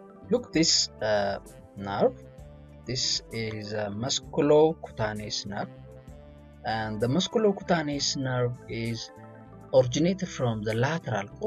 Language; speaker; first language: English; non-native, fluent; Amharic